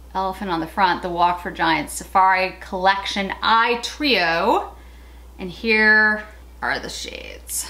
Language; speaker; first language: English; native; English